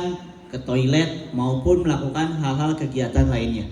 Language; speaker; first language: Indonesian; native; Indonesian